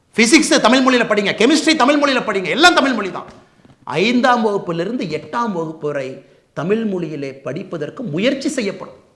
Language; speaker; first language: Tamil; native; Tamil